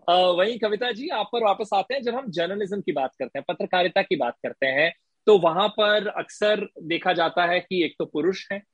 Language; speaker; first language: Hindi; native; Hindi